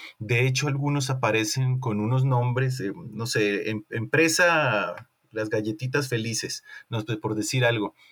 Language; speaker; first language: Spanish; native; Spanish